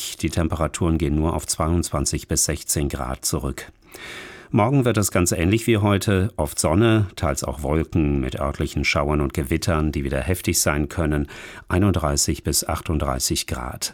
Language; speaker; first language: German; native; German